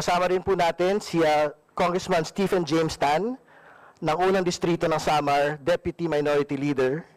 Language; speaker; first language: Filipino; native; Filipino